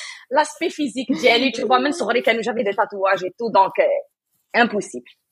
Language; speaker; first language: French; non-native, local second language; Arabic